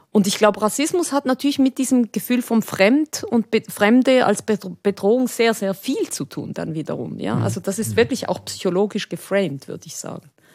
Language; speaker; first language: German; early bilingual, other home language; Spanish